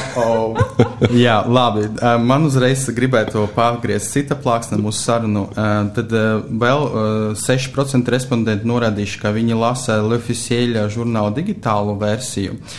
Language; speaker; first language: Latvian; non-native, local second language; Russian